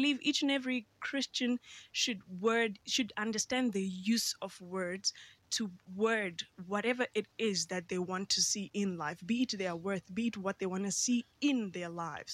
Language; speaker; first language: English; non-native, local second language; Xhosa